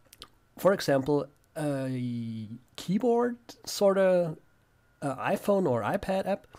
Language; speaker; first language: English; non-native, fluent; German